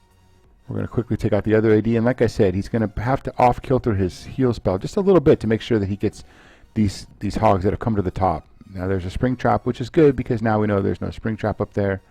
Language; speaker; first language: English; native; English